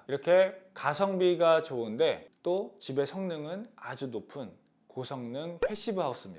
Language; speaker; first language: Korean; native; Korean